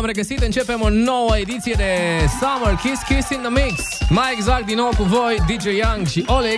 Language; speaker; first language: Romanian; native; Romanian